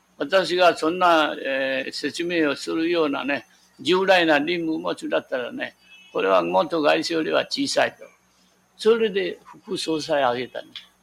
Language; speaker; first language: Japanese; non-native, local second language; Min Nan Chinese